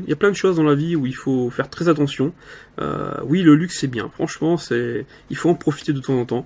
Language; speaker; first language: French; native; French